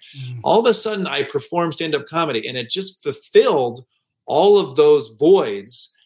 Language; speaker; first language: English; native; English